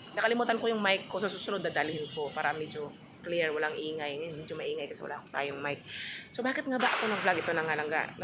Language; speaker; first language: Filipino; non-native, local second language; Cebuano